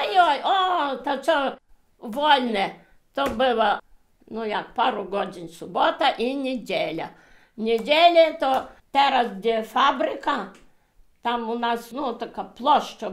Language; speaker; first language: Polish; early bilingual, heritage; Polish